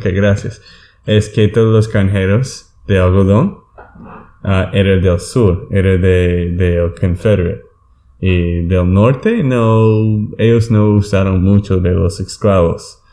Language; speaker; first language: Spanish; non-native, learner; English